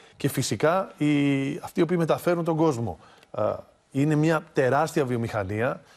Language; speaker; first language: Greek; native; Greek